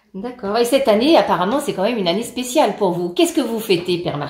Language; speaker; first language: French; native; French